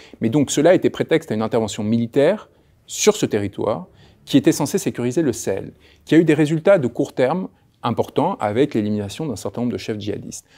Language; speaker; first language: French; early bilingual, other home language; Spanish